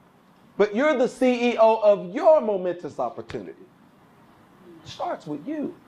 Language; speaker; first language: English; native; English